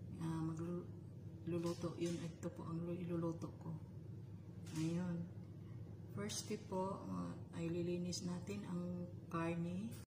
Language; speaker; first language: Filipino; non-native, local second language; Cebuano